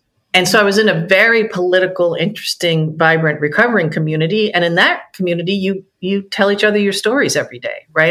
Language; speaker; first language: English; native; English